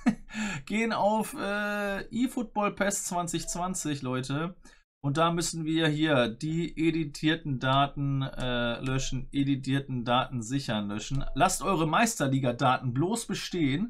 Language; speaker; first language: German; native; German